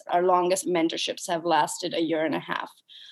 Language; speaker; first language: English; non-native, local second language; Urdu